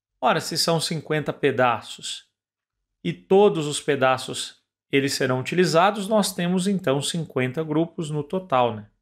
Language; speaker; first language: Portuguese; native; Portuguese